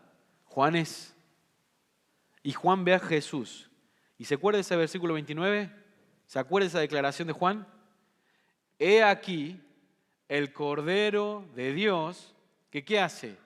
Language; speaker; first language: Spanish; native; Spanish